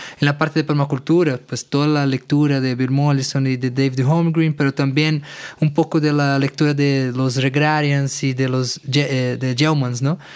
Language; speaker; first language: Spanish; non-native, fluent; Portuguese